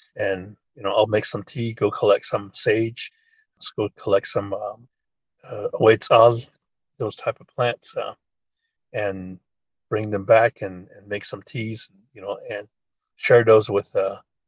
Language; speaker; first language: English; early bilingual, other home language; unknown